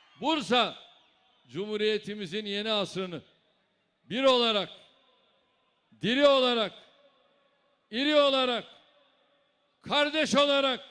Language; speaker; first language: Turkish; native; Turkish